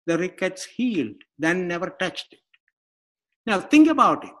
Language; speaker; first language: English; non-native, local second language; Malayalam